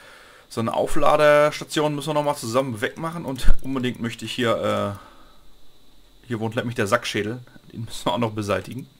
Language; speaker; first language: German; native; German